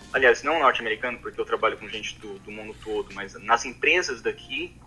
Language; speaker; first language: Portuguese; native; Portuguese